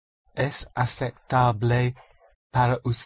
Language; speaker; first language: Spanish; non-native, learner; English